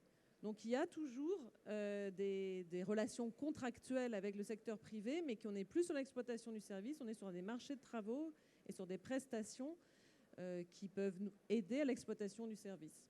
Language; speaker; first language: French; native; French